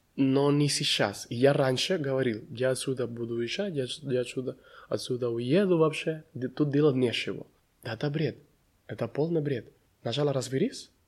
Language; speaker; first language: Russian; non-native, fluent; Spanish